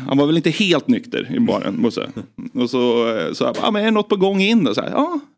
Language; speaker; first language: Swedish; native; Swedish